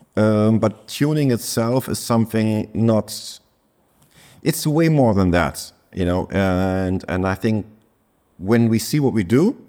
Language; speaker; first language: English; non-native, fluent; German